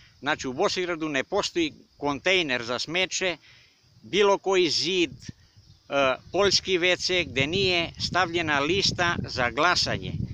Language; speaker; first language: Serbian; non-native, local second language; Bulgarian